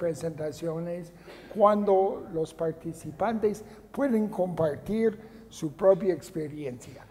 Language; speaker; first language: Spanish; non-native, fluent; English